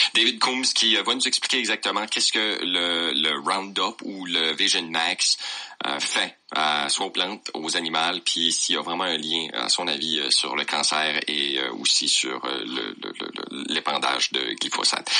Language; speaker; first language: French; native; French